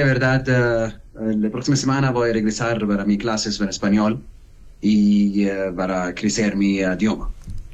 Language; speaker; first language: Spanish; non-native, learner; Arabic